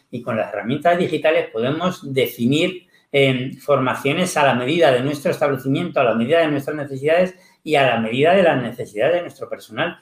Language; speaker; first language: Spanish; native; Spanish